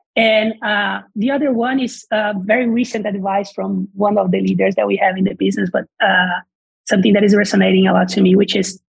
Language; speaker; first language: English; non-native, fluent; Portuguese